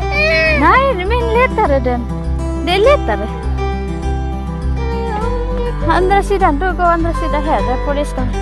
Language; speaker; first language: Swedish; non-native, learner; Filipino